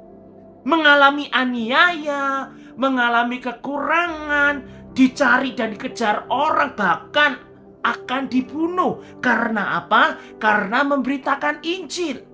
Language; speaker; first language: Indonesian; native; Indonesian